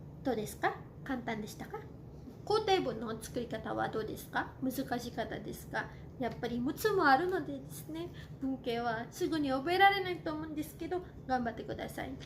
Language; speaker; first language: Japanese; non-native, fluent; Cebuano